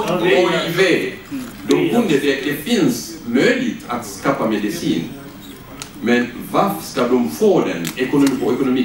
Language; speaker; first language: Swedish; non-native, learner; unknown